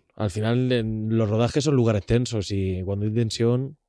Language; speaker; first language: Spanish; native; Spanish